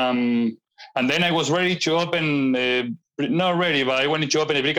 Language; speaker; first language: English; non-native, fluent; Spanish